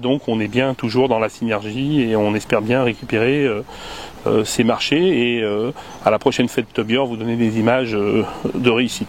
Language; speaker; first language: French; native; French